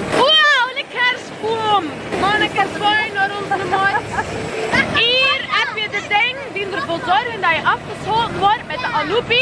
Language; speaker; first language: Dutch; native; Dutch